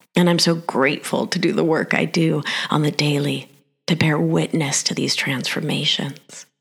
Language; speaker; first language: English; early bilingual, other home language; Spanish